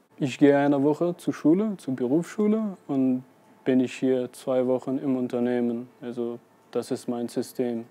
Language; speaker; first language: German; non-native, fluent; Persian